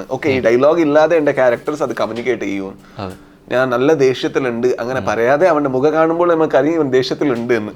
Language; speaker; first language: Malayalam; non-native, local second language; Kannada